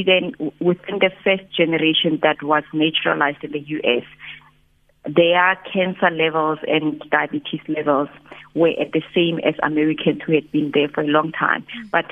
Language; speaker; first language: English; non-native, local second language; Tswana